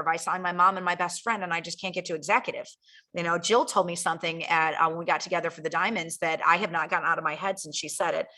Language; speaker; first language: English; native; English